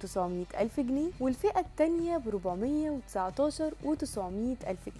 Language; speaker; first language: Arabic; native; Arabic